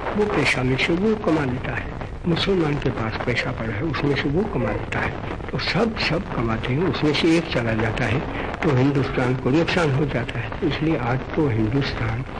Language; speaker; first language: Hindi; non-native, local second language; Gujarati